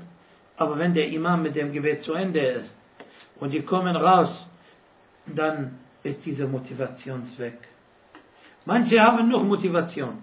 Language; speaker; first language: German; non-native, fluent; Arabic